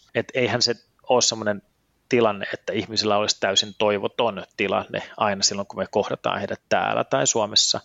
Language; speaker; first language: Finnish; early bilingual, heritage; Finnish